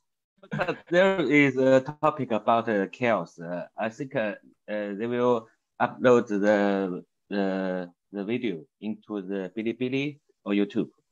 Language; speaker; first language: English; non-native, learner; Chinese